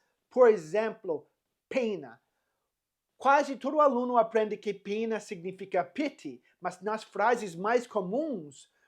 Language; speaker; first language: Portuguese; non-native, fluent; English